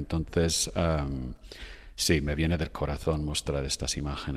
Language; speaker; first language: Spanish; non-native, fluent; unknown